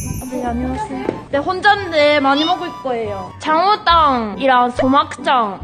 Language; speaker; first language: Korean; non-native, fluent; Japanese